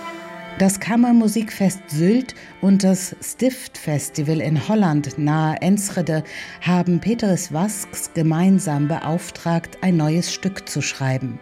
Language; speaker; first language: German; native; German